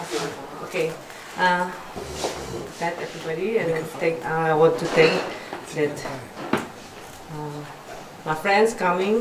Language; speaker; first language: English; non-native, learner; Indonesian